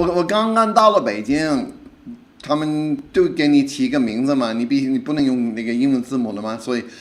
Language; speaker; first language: Chinese; non-native, fluent; English